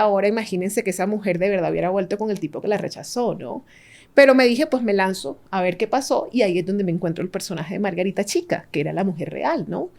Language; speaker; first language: Spanish; native; Spanish